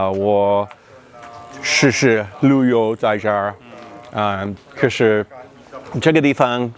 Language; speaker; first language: Chinese; non-native, learner; English